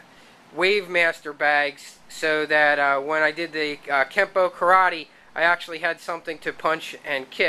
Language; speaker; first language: English; native; English